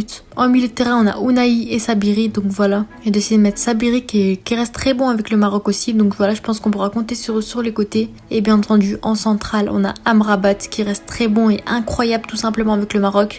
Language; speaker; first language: French; native; French